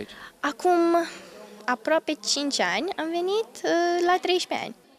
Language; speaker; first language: Romanian; early bilingual, heritage; Romanian